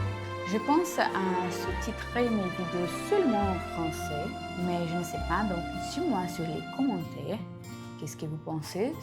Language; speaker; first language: French; non-native, learner; Portuguese